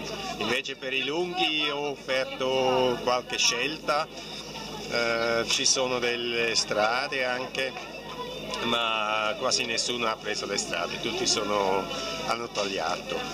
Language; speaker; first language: Italian; non-native, local second language; German